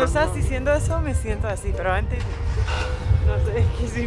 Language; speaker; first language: Spanish; non-native, learner; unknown